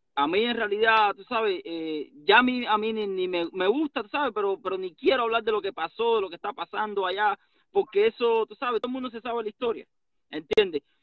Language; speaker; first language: Spanish; native; Spanish